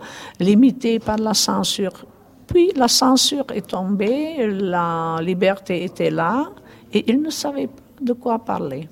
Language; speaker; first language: French; non-native, fluent; Czech